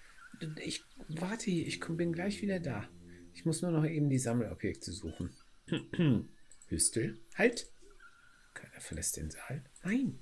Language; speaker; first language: German; native; German